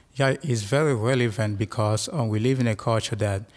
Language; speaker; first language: English; non-native, local second language; Igbo